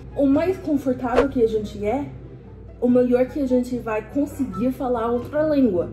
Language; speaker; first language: Portuguese; non-native, fluent; English